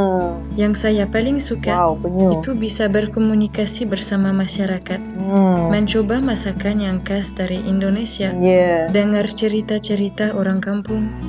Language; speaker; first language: Indonesian; non-native, fluent; French